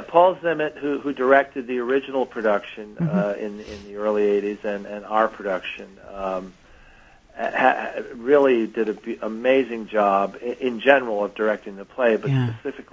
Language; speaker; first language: English; native; English